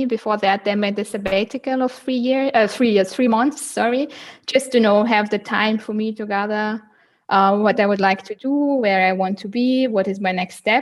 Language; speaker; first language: English; non-native, fluent; Uzbek